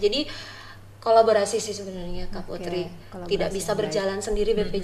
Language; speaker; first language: Indonesian; native; Indonesian